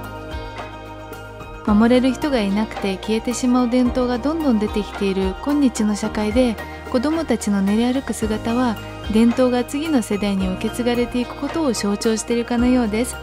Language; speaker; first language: Japanese; non-native, fluent; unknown